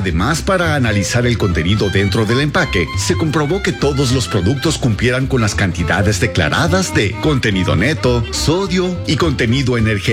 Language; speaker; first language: Spanish; native; Spanish